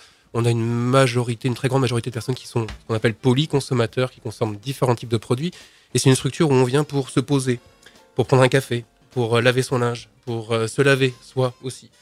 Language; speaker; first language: French; native; French